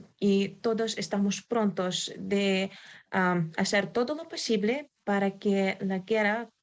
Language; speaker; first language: Spanish; non-native, learner; Ukrainian